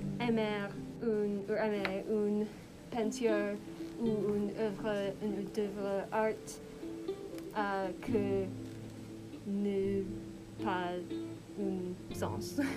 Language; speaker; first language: French; non-native, learner; English